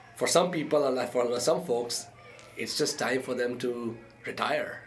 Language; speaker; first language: English; early bilingual, other home language; Arabic